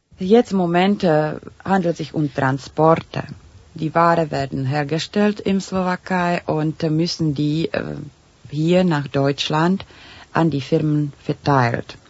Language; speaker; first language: German; non-native, fluent; Czech